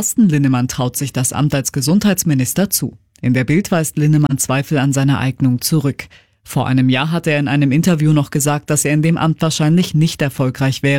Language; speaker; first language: German; native; German